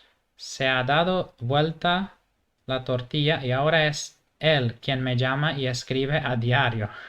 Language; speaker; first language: Spanish; non-native, fluent; English